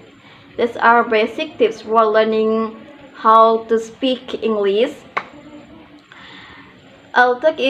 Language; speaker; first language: English; non-native, learner; Indonesian